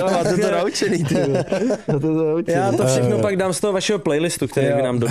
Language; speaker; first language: Czech; native; Czech